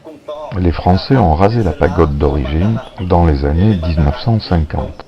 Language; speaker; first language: French; native; French